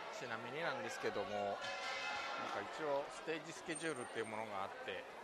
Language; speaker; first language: Japanese; native; Japanese